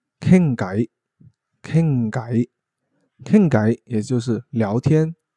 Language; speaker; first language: Chinese; non-native, local second language; Cantonese